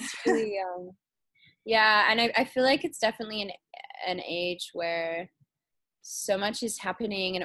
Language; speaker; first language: English; native; English